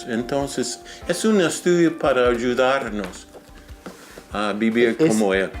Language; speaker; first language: Spanish; non-native, fluent; English